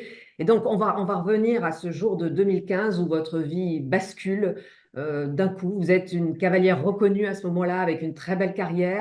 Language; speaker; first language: French; native; French